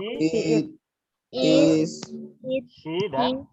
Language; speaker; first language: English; non-native, fluent; Indonesian